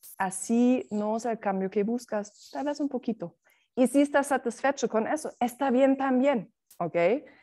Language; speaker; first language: Spanish; non-native, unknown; German